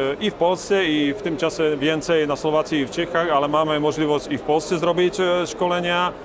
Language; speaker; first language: Polish; non-native, learner; Slovak